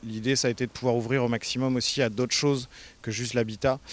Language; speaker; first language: French; native; French